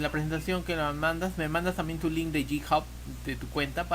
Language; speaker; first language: Spanish; native; Spanish